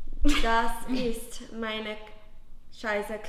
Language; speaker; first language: German; non-native, learner; English